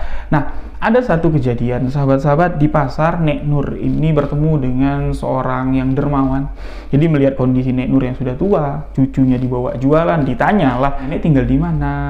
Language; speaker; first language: Indonesian; native; Indonesian